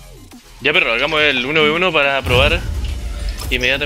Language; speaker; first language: Spanish; native; Spanish